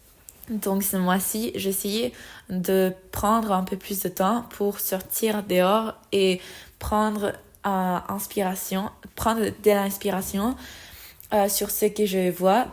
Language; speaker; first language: French; non-native, learner; Spanish